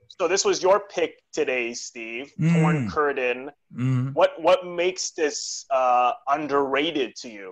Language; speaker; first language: English; native; English